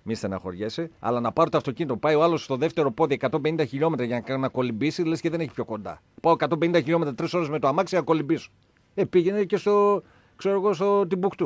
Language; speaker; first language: Greek; native; Greek